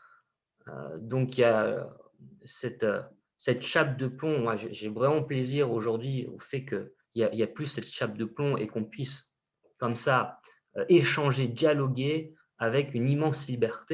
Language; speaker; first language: French; native; French